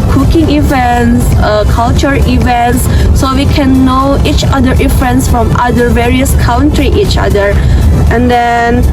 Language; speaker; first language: English; non-native, learner; Indonesian